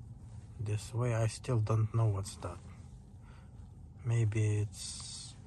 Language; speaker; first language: English; non-native, learner; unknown